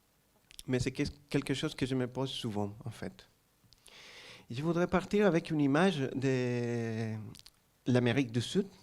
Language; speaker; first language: French; non-native, fluent; Spanish